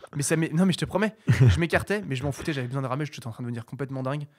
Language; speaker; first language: French; native; French